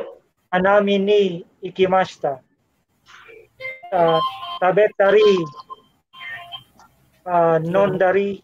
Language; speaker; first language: Japanese; non-native, learner; Filipino